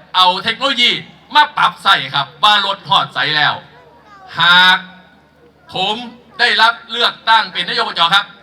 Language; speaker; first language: Thai; native; Thai